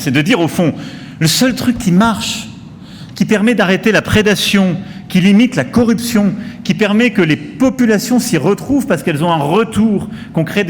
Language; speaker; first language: French; native; French